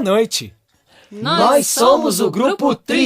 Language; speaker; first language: Portuguese; native; Portuguese